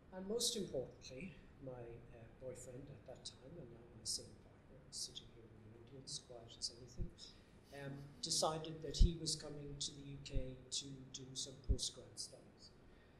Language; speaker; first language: English; native; English